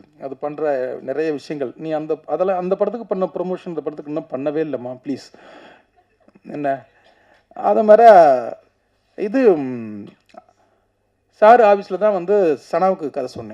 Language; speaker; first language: Tamil; native; Tamil